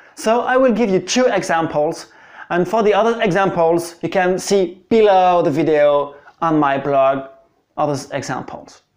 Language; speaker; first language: English; non-native, fluent; French